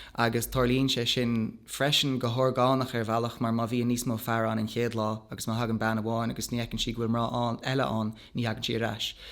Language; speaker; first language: Irish; non-native, local second language; English